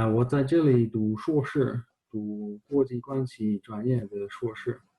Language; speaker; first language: Chinese; non-native, fluent; English